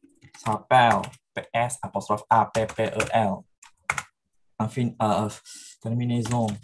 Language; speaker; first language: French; non-native, fluent; Indonesian